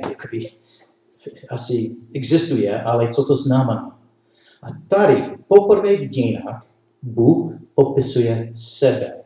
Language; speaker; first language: Czech; non-native, learner; English